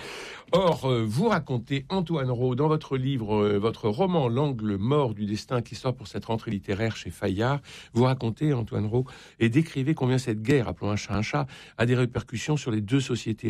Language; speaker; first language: French; native; French